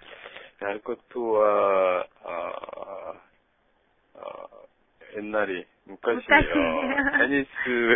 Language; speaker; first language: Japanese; non-native, learner; Korean